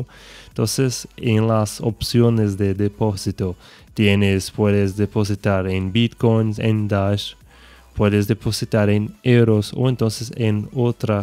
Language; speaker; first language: Spanish; non-native, fluent; Portuguese